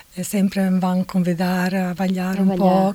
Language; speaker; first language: Catalan; non-native, fluent; Italian